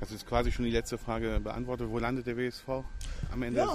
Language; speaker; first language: German; native; German